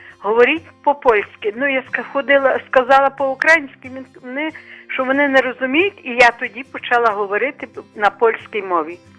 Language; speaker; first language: Ukrainian; native; Ukrainian